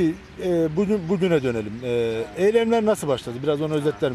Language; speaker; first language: Turkish; native; Turkish